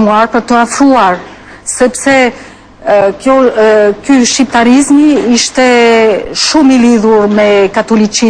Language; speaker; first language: Albanian; non-native, fluent; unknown